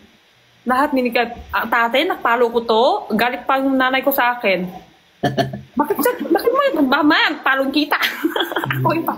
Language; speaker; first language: Filipino; non-native, learner; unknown